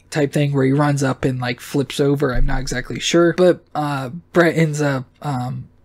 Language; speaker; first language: English; native; English